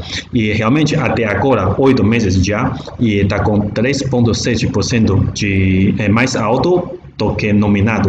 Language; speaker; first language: Portuguese; non-native, learner; Chinese